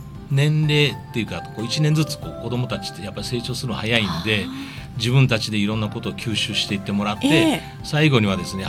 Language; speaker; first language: Japanese; native; Japanese